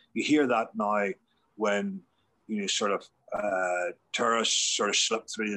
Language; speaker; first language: English; native; English